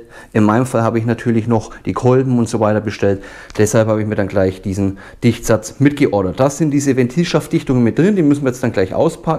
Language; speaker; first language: German; native; German